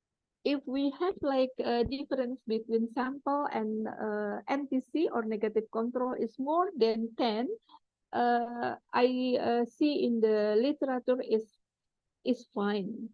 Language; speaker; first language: English; non-native, fluent; Indonesian